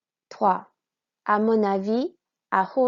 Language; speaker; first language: French; non-native, fluent; English